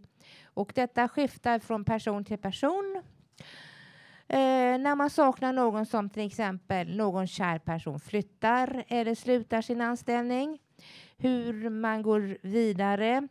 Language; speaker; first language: Swedish; native; Swedish